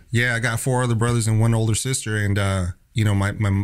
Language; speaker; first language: English; native; English